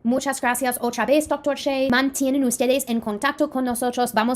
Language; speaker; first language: Spanish; non-native, fluent; English